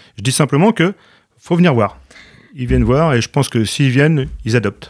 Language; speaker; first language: French; native; French